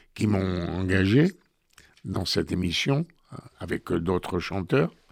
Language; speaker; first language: French; native; French